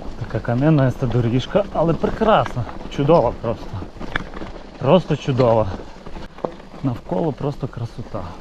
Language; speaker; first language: Ukrainian; native; Ukrainian